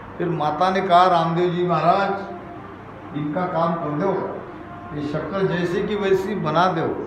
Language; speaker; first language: Hindi; non-native, local second language; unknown